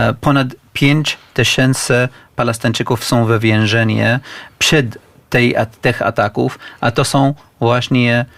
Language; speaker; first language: Polish; non-native, learner; Arabic